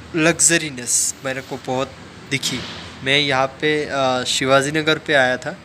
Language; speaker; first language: Hindi; non-native, local second language; Assamese